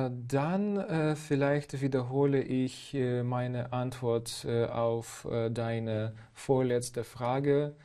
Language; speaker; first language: German; non-native, fluent; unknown